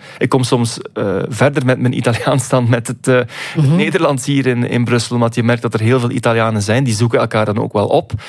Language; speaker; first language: Dutch; native; Dutch